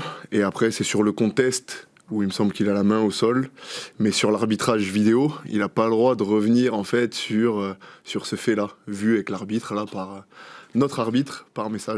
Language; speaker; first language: French; native; French